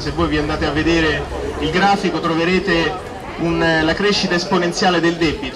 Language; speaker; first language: Italian; native; Italian